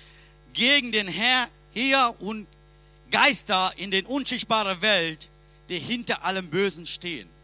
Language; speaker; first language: German; non-native, learner; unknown